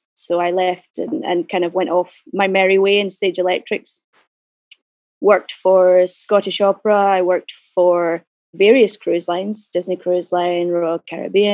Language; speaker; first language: English; native; English